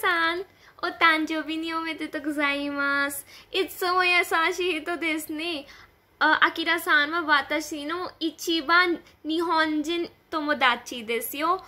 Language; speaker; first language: Japanese; non-native, learner; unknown